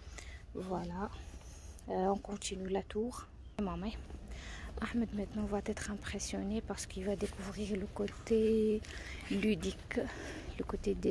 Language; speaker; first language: French; non-native, fluent; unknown